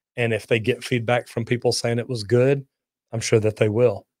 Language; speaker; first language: English; native; English